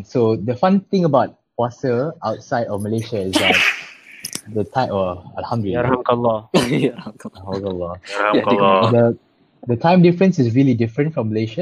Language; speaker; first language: English; non-native, local second language; Malay